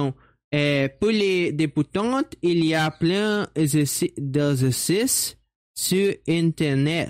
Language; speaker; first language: French; non-native, learner; Portuguese